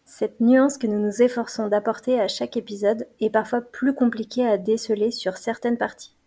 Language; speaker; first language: French; native; French